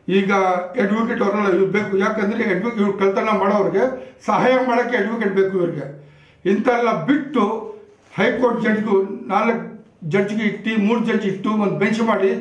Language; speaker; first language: Kannada; non-native, local second language; Urdu